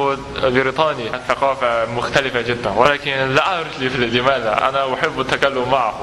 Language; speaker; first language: Arabic; non-native, fluent; Chinese